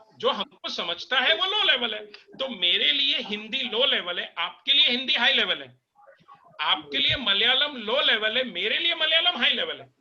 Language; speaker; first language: Hindi; native; Hindi